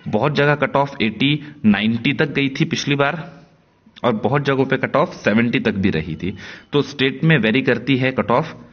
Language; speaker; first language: Hindi; non-native, local second language; Marathi